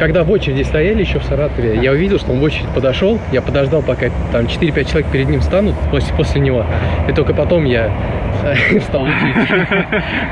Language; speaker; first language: Russian; native; Russian